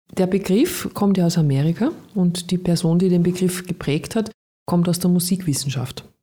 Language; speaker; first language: German; native; German